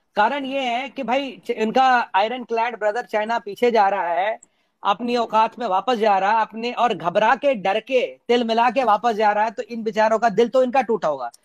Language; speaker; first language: Hindi; native; Hindi